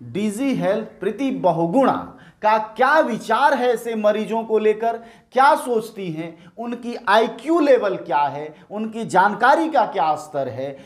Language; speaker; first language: Hindi; native; Hindi